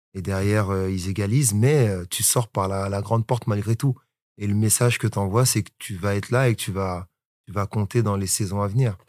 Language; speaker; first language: French; native; French